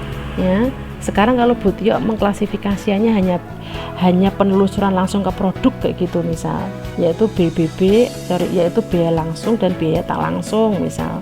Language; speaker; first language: Indonesian; native; Indonesian